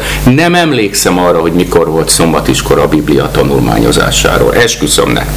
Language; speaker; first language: Hungarian; native; Hungarian